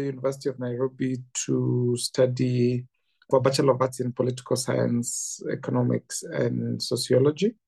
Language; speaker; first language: English; non-native, local second language; Kikuyu